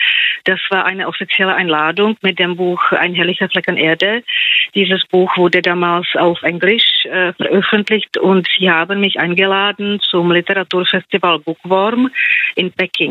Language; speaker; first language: German; non-native, fluent; Czech